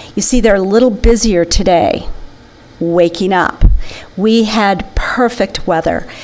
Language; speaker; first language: English; native; English